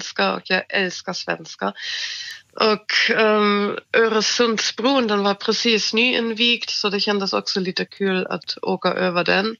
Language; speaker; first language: Swedish; non-native, fluent; German